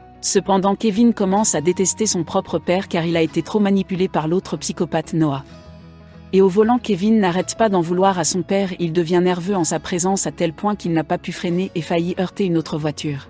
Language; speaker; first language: French; non-native, local second language; Haitian Creole